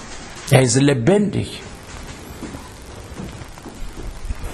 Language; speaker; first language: German; non-native, fluent; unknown